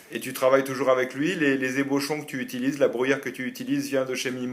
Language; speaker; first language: French; native; French